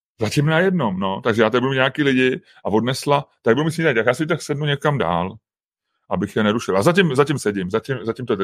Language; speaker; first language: Czech; native; Czech